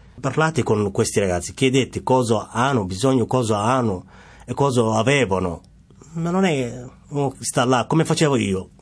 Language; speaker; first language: Italian; non-native, fluent; Somali